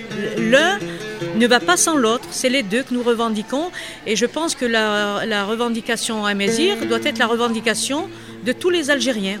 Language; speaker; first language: French; non-native, local second language; Kabyle